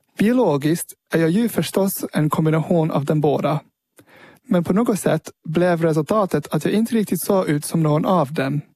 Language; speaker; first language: Swedish; early bilingual, heritage; Swedish